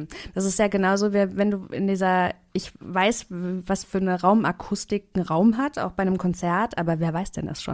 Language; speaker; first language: German; native; German